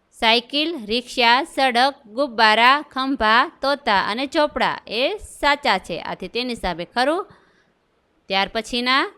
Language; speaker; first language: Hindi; non-native, local second language; Gujarati